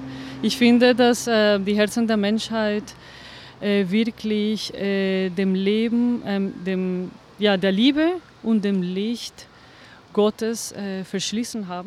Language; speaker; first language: German; non-native, fluent; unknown